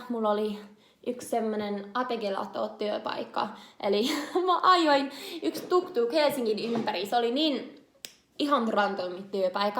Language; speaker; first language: Finnish; non-native, learner; English